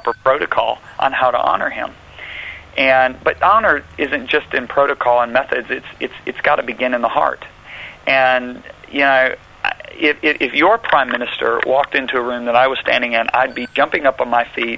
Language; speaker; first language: English; native; English